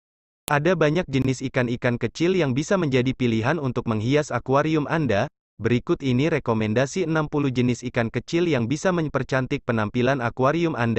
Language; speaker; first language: Indonesian; native; Indonesian